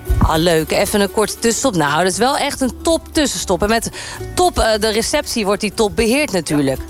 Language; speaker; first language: Dutch; native; Dutch